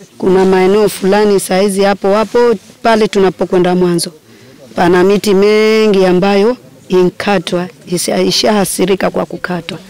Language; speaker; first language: Swahili; native; Swahili